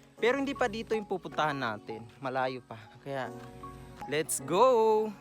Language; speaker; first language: Filipino; non-native, local second language; Maguindanaon